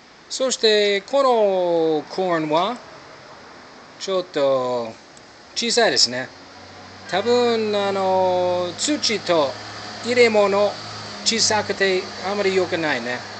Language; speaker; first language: Japanese; non-native, learner; English